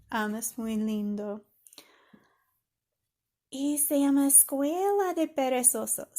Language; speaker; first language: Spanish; non-native, fluent; English